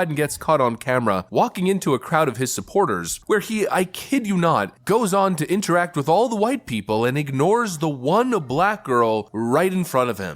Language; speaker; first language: English; native; English